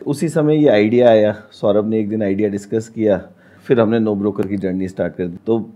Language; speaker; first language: Hindi; native; Hindi